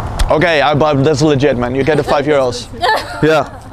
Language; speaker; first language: English; non-native, fluent; Dutch